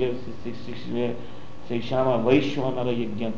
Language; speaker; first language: Portuguese; non-native, learner; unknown